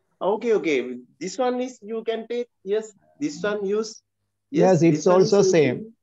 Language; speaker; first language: English; non-native, learner; Sinhala